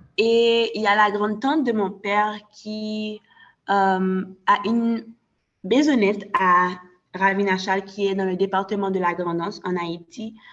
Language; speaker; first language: French; non-native, local second language; Haitian Creole